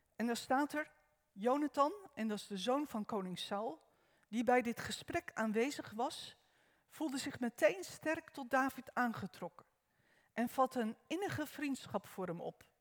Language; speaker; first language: Dutch; native; Dutch